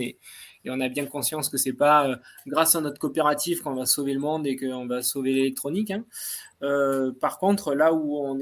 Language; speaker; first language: French; native; French